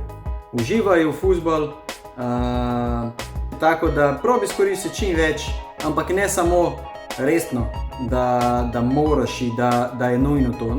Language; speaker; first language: Slovenian; non-native, learner; Portuguese